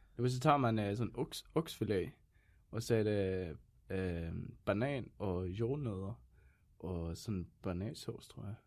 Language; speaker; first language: Danish; non-native, fluent; Swedish